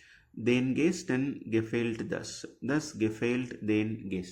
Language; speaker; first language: German; non-native, fluent; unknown